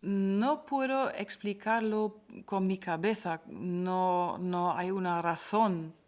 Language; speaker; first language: Spanish; non-native, fluent; German